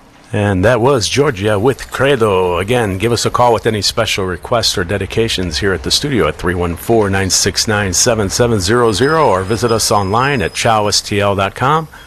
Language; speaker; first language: English; native; English